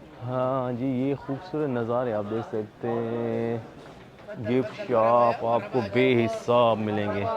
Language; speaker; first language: Hindi; non-native, local second language; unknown